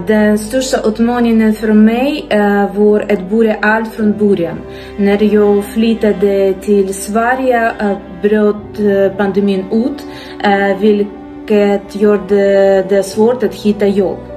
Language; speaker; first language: Swedish; non-native, fluent; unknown